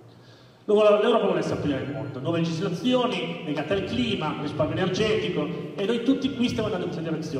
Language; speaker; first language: Italian; native; Italian